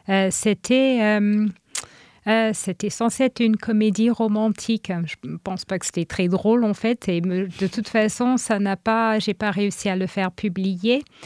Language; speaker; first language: French; non-native, fluent; English